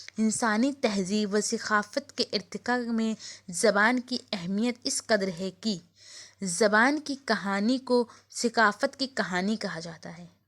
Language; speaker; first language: Urdu; native; Urdu